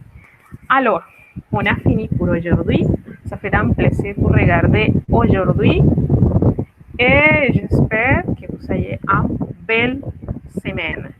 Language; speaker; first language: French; non-native, fluent; Spanish